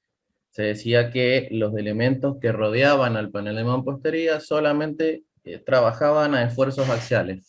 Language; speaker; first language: Spanish; native; Spanish